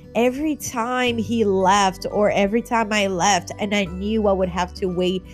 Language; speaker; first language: English; non-native, fluent; Portuguese